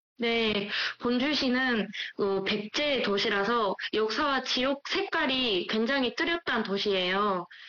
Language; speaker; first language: Korean; non-native, fluent; Japanese